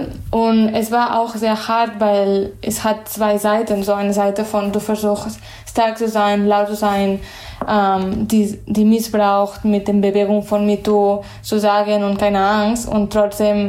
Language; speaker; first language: German; non-native, fluent; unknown